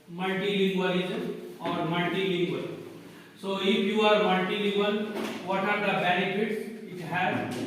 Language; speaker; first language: English; non-native, local second language; Hindi